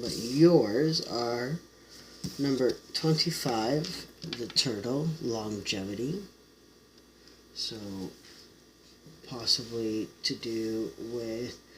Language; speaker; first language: English; native; English